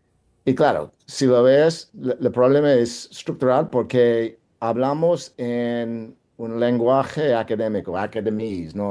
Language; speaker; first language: Spanish; non-native, fluent; English